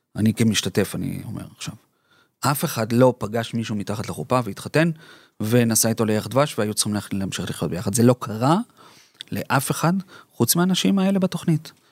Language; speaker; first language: Hebrew; early bilingual, other home language; Spanish